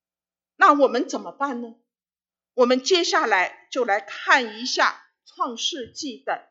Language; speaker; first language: Chinese; native; Chinese